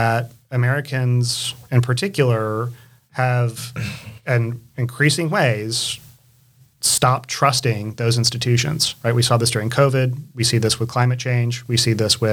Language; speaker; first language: English; native; English